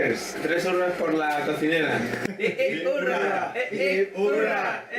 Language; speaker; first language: Spanish; non-native, learner; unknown